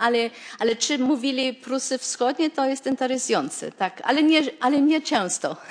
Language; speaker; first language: Polish; non-native, fluent; German